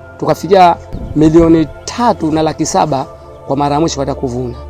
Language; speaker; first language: Swahili; native; Swahili